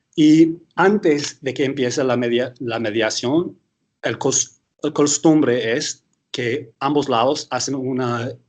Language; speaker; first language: Spanish; early bilingual, heritage; English